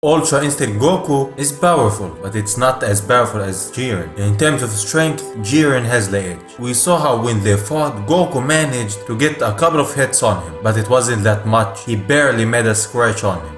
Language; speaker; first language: English; non-native, fluent; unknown